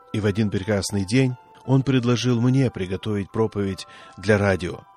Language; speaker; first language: Russian; non-native, fluent; Swedish